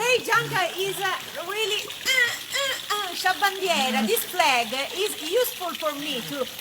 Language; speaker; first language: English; non-native, learner; Italian